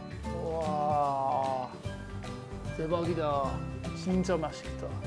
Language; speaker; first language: Korean; non-native, learner; English